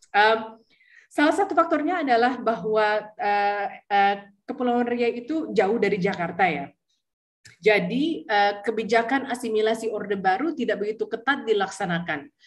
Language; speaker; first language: Indonesian; early bilingual, heritage; Indonesian